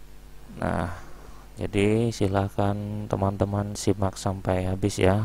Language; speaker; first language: Indonesian; native; Indonesian